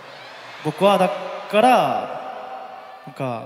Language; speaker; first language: Japanese; non-native, fluent; Korean